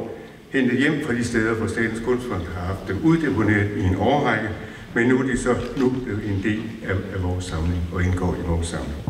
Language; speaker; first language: Danish; native; Danish